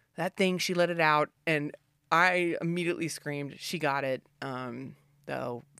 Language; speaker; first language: English; native; English